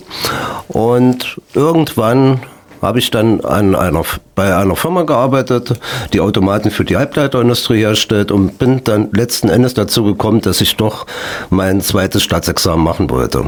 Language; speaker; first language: German; native; German